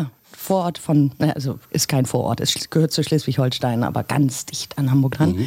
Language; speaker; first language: German; native; German